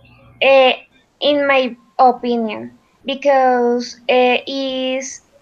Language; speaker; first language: English; non-native, learner; Spanish